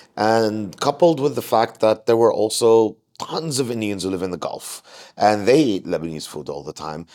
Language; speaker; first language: English; non-native, fluent; Arabic